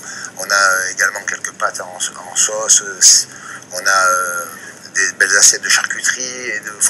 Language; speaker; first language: French; native; French